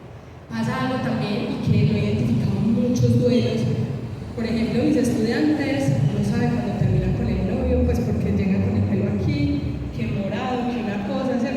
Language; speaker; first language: Spanish; native; Spanish